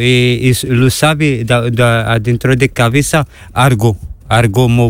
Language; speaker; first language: Spanish; non-native, learner; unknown